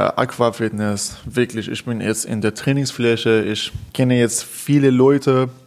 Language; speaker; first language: German; non-native, learner; Persian